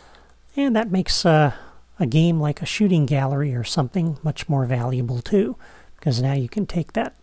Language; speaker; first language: English; native; English